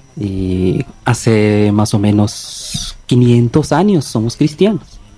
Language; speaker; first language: Spanish; non-native, learner; Bangla